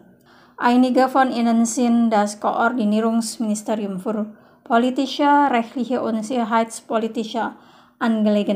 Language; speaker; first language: German; non-native, fluent; Indonesian